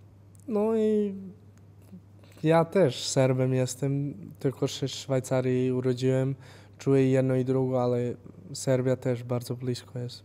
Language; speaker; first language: Polish; non-native, fluent; Serbian